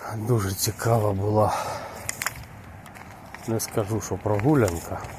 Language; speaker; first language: Ukrainian; native; Ukrainian